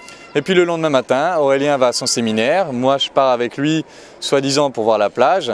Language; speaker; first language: French; native; French